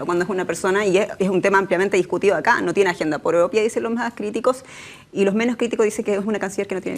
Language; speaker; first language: Spanish; native; Spanish